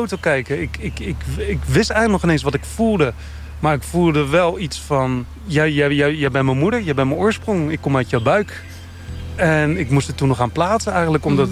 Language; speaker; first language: Dutch; native; Dutch